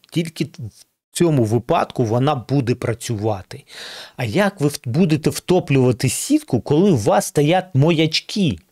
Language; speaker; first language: Ukrainian; non-native, local second language; Russian